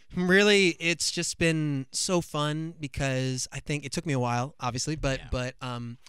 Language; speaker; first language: English; native; English